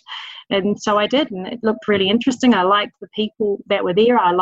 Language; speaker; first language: English; native; English